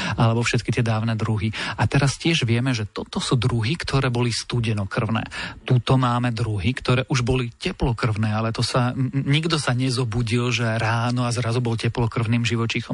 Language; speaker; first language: Slovak; native; Slovak